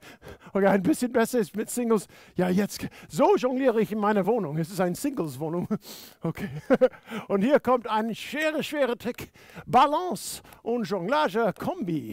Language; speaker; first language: German; non-native, fluent; English